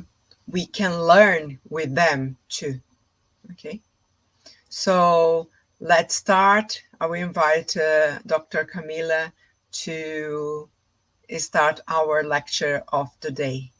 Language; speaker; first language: English; non-native, fluent; Portuguese